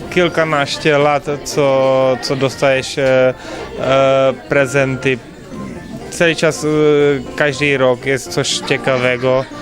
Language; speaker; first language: Polish; non-native, learner; Czech